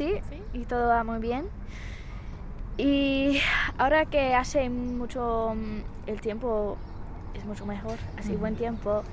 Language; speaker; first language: Spanish; non-native, fluent; English